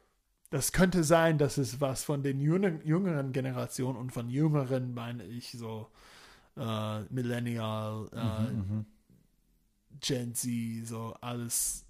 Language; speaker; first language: German; non-native, fluent; English